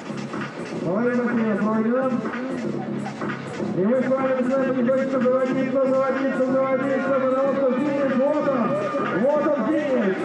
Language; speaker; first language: Russian; native; Russian